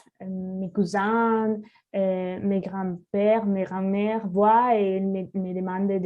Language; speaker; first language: French; non-native, learner; Spanish